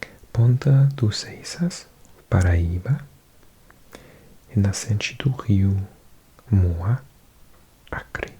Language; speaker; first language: Portuguese; non-native, learner; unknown